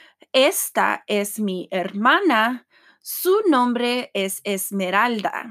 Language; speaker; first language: Spanish; non-native, learner; English